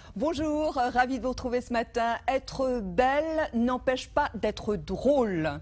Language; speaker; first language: French; native; French